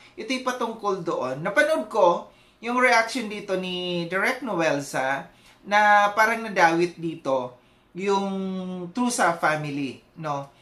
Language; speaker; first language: Filipino; non-native, local second language; Cebuano